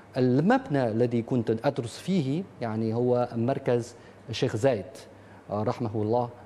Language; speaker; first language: Arabic; non-native, fluent; Chinese